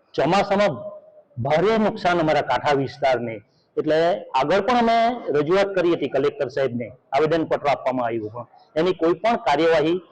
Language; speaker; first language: Gujarati; native; Gujarati